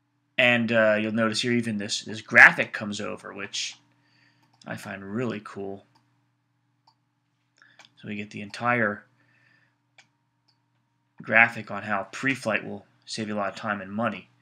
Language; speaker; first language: English; native; English